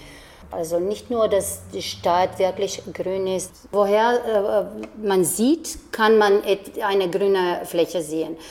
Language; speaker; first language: German; non-native, fluent; Slovenian